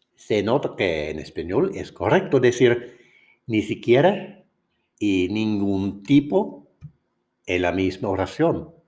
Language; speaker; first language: Spanish; non-native, fluent; English